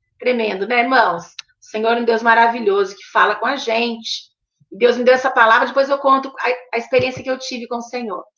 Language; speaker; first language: Portuguese; native; Portuguese